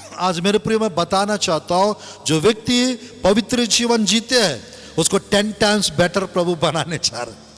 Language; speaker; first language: Hindi; non-native, local second language; Telugu